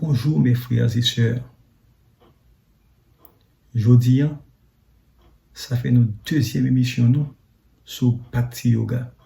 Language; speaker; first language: French; non-native, learner; Haitian Creole